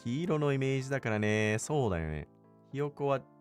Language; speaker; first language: Japanese; non-native, fluent; English